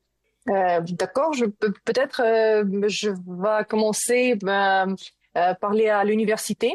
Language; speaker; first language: French; non-native, learner; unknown